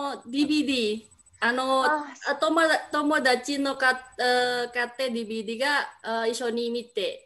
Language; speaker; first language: Japanese; non-native, learner; Indonesian